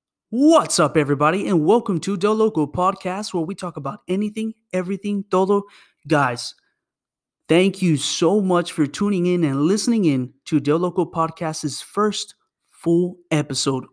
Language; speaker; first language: English; early bilingual, other home language; Spanish